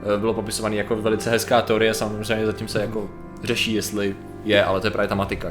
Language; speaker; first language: Czech; native; Czech